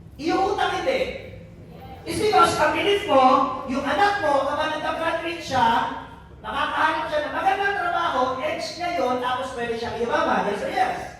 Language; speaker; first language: Filipino; non-native, local second language; Bikol